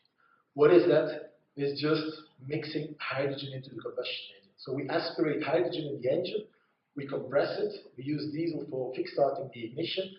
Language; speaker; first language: English; non-native, fluent; Dutch